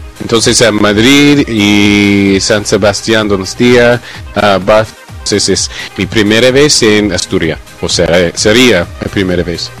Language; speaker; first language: Spanish; non-native, learner; English